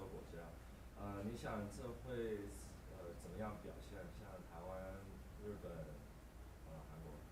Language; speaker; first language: Chinese; non-native, learner; English